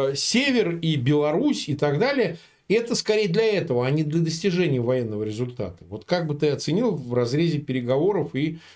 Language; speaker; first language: Russian; native; Russian